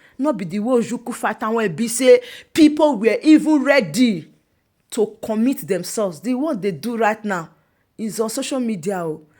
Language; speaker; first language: Nigerian Pidgin; non-native, local second language; Igbo